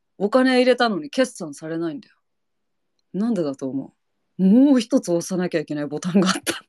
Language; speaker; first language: Japanese; non-native, fluent; English